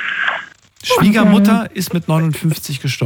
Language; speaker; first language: German; native; German